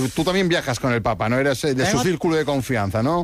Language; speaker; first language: Spanish; native; Spanish